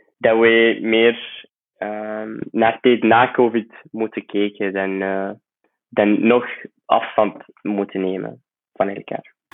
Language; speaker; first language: Dutch; non-native, fluent; Arabic